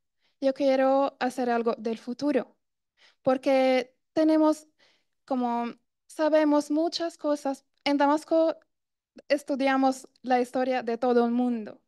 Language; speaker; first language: Spanish; non-native, fluent; Arabic